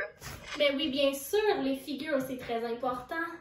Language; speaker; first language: French; native; French